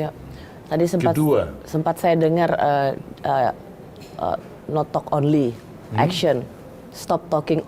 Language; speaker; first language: Indonesian; native; Indonesian